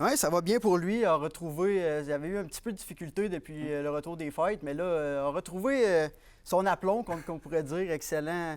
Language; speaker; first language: French; native; French